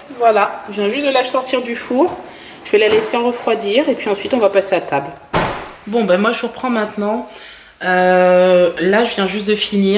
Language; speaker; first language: French; native; French